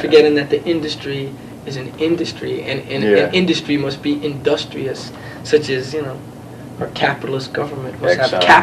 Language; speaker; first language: English; native; English